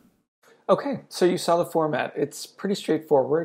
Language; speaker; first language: English; native; English